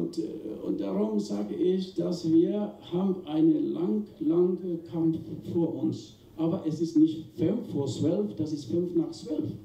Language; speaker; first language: German; non-native, fluent; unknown